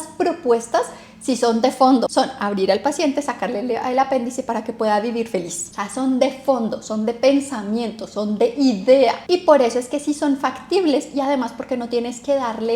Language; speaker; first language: Spanish; native; Spanish